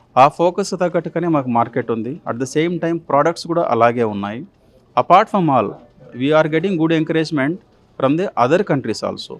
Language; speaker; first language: Telugu; native; Telugu